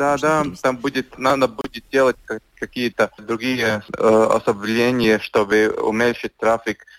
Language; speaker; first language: Russian; non-native, local second language; Latvian